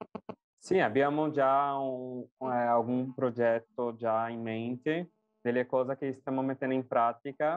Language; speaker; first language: Italian; non-native, fluent; Portuguese